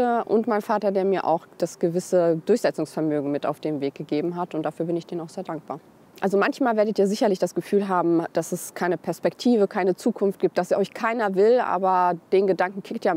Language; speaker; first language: German; early bilingual, other home language; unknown